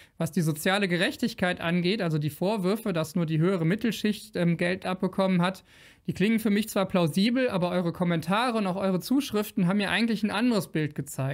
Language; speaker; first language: German; native; German